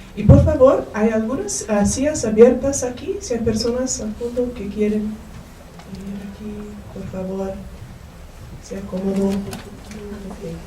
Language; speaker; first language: Spanish; non-native, learner; English